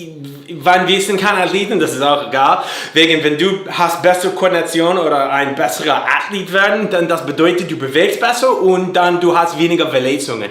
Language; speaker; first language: German; non-native, learner; English